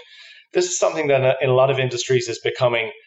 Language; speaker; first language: English; native; English